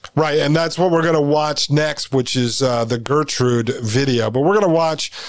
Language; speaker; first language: English; native; English